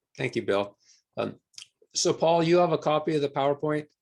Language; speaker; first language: English; native; English